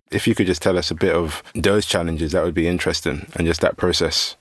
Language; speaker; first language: English; native; English